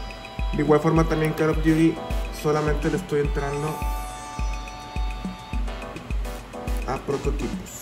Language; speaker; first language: Spanish; native; Spanish